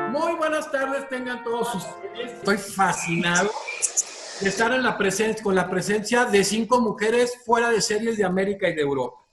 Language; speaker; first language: Spanish; native; Spanish